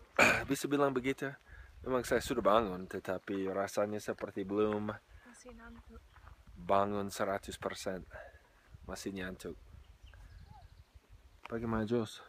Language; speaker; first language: Indonesian; non-native, fluent; English